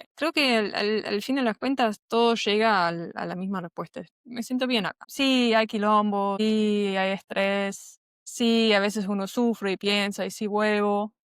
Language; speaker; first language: Spanish; non-native, fluent; German